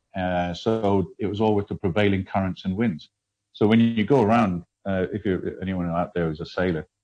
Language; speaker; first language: English; native; English